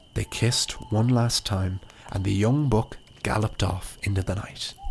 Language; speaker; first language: English; native; English